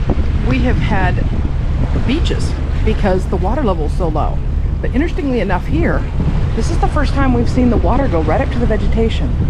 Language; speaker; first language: English; native; English